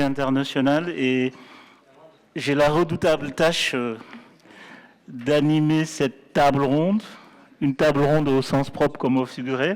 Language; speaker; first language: French; non-native, local second language; Wolof